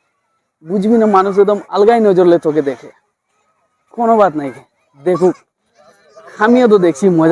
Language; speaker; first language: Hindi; non-native, local second language; Bangla